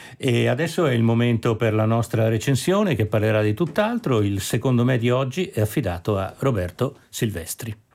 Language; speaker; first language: Italian; native; Italian